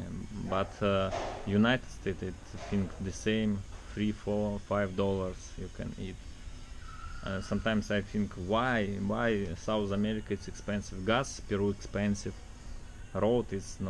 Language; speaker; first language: English; non-native, learner; Russian